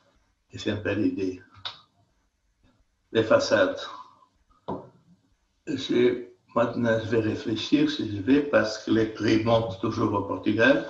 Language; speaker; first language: French; non-native, fluent; Portuguese